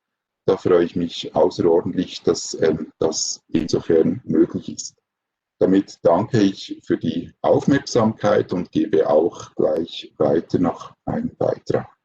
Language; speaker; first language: German; native; German